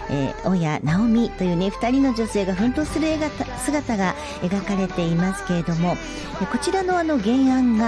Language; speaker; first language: Japanese; native; Japanese